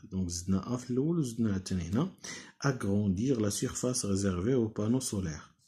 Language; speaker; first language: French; non-native, local second language; Arabic